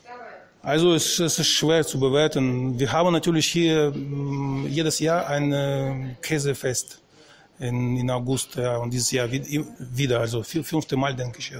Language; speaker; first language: German; non-native, fluent; Russian